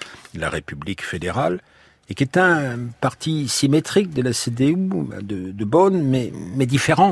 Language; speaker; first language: French; native; French